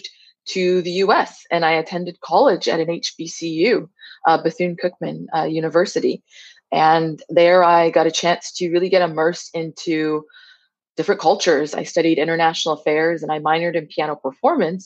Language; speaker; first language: English; native; English